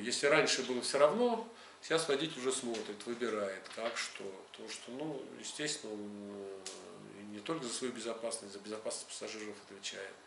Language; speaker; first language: Russian; native; Russian